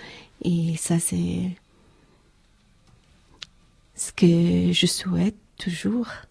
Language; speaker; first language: French; non-native, learner; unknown